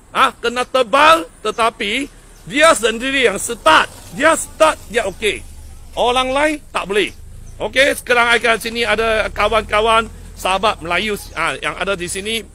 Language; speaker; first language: Malay; non-native, local second language; Chinese